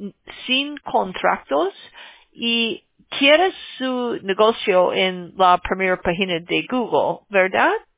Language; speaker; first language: Spanish; non-native, learner; English